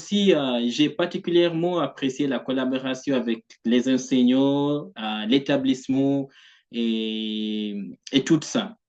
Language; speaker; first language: French; non-native, fluent; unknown